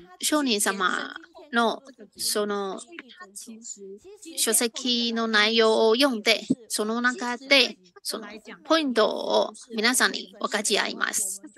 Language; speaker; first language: Japanese; non-native, learner; Chinese